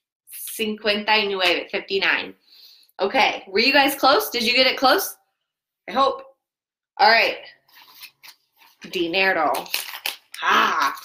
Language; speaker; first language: English; native; English